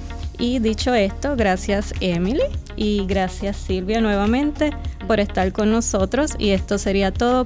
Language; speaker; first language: Spanish; native; Spanish